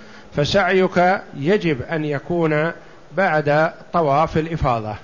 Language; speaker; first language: Arabic; native; Arabic